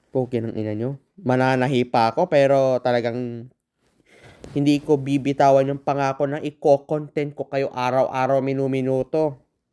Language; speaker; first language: Filipino; non-native, local second language; Iloko